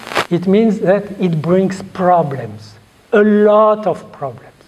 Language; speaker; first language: English; non-native, fluent; Arabic